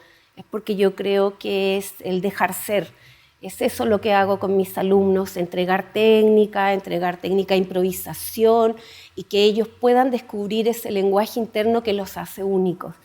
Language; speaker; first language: Spanish; native; Spanish